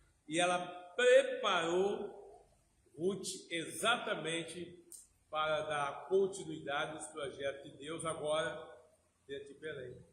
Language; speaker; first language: Portuguese; native; Portuguese